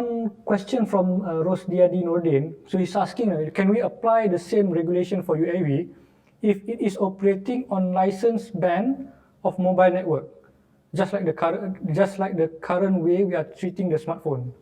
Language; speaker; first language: English; non-native, local second language; Malay